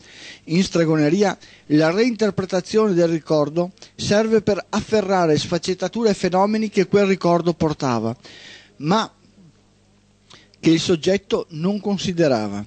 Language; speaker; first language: Italian; native; Italian